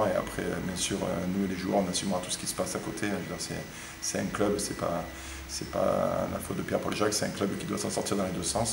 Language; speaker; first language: French; native; French